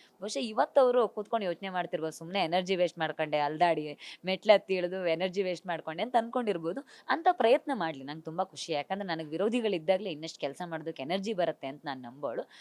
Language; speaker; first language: Kannada; native; Kannada